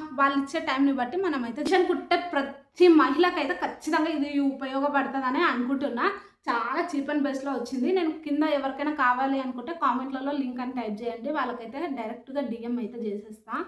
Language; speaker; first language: Telugu; native; Telugu